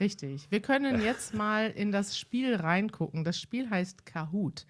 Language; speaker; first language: German; native; German